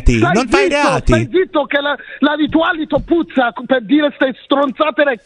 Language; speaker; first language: Italian; early bilingual, other home language; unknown